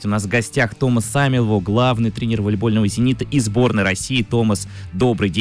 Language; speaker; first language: Russian; native; Russian